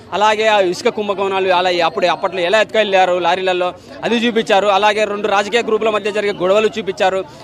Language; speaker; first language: Telugu; native; Telugu